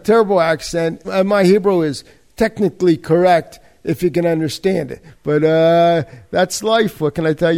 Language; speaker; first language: English; native; English